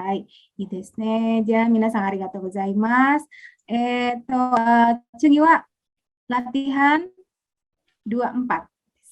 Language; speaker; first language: Japanese; non-native, fluent; Indonesian